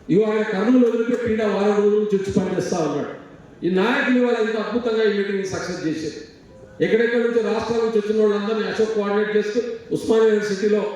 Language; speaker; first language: Telugu; non-native, local second language; Lambadi